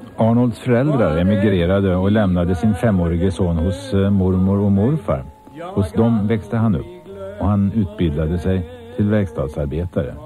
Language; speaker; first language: Swedish; native; Swedish